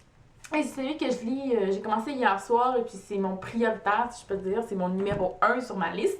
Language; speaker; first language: French; native; French